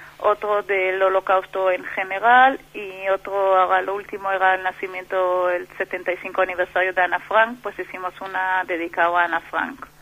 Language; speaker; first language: Spanish; non-native, fluent; Hebrew